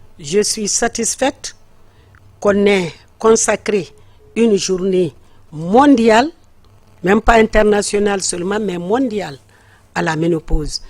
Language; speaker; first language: French; non-native, local second language; Fula